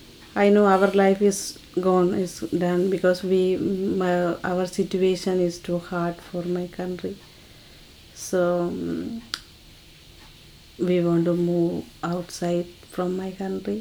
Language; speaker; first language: English; non-native, learner; Tamil